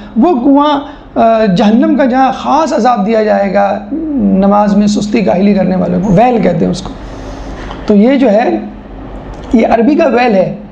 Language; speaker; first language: Urdu; native; Urdu